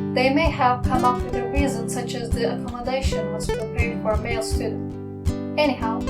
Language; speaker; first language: English; non-native, fluent; Turkish